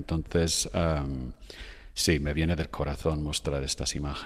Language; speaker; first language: Spanish; non-native, fluent; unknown